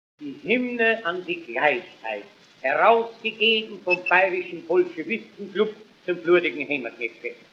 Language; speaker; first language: German; native; German